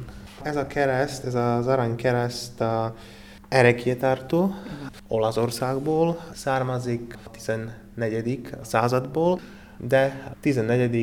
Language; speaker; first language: Hungarian; non-native, learner; Slovak